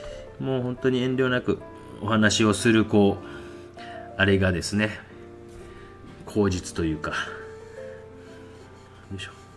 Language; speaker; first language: Japanese; native; Japanese